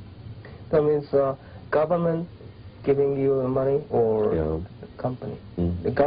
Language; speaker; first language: English; non-native, fluent; Japanese